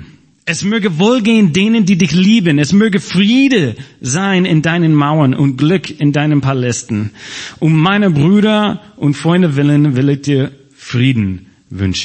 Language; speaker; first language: German; non-native, fluent; English